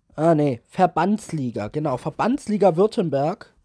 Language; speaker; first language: German; native; German